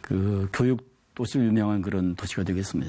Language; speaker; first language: Korean; native; Korean